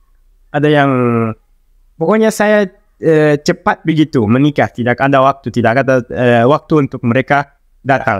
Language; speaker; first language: Indonesian; non-native, local second language; Arabic